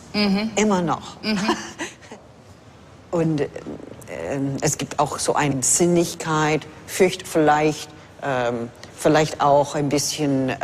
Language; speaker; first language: German; non-native, fluent; English